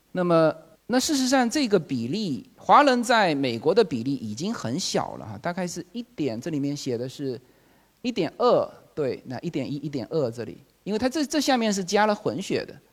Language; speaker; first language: Chinese; native; Chinese